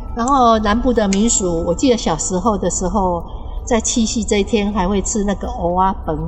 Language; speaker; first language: Chinese; native; Chinese